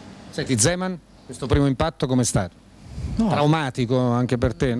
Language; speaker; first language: Italian; native; Italian